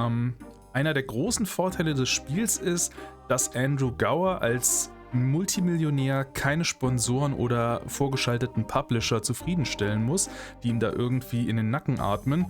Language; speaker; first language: German; native; German